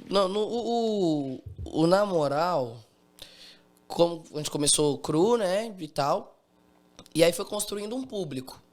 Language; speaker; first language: Portuguese; native; Portuguese